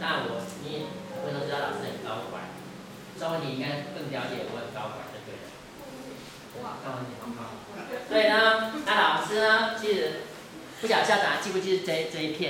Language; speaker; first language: Chinese; native; Chinese